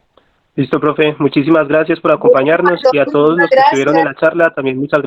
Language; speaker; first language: Spanish; native; Spanish